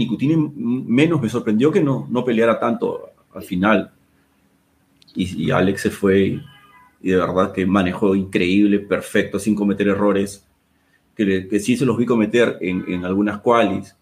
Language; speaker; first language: Spanish; native; Spanish